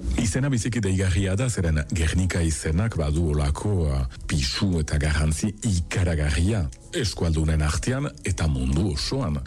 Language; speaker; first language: Basque; native; Basque